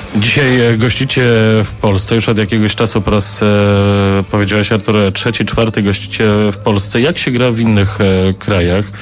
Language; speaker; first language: Polish; native; Polish